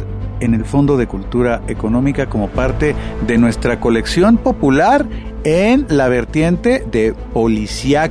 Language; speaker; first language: Spanish; native; Spanish